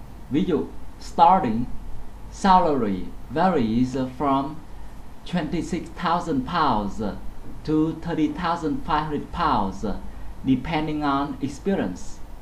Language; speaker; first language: English; non-native, fluent; Vietnamese